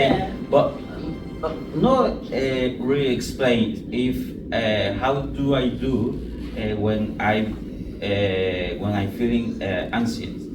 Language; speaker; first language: English; non-native, learner; Spanish